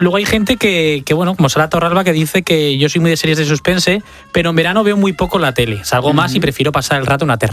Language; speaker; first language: Spanish; native; Spanish